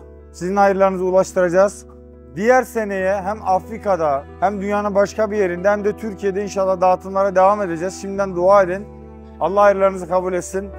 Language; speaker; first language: Turkish; native; Turkish